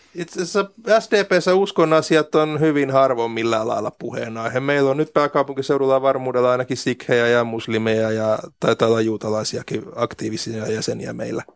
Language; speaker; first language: Finnish; native; Finnish